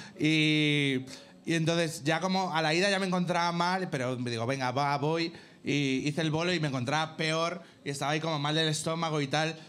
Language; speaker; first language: Spanish; native; Spanish